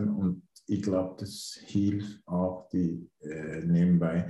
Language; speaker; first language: German; non-native, learner; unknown